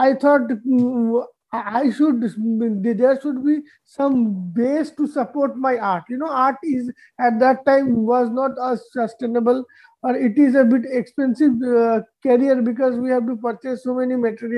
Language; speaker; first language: English; non-native, local second language; Bangla